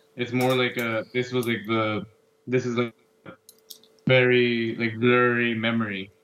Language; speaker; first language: English; non-native, fluent; Spanish